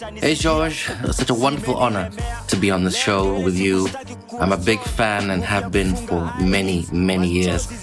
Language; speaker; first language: English; non-native, local second language; Kikuyu